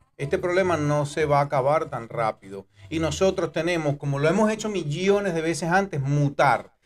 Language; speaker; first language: Spanish; native; Spanish